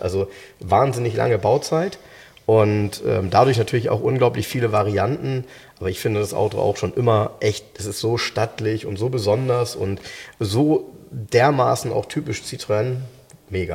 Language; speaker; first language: German; native; German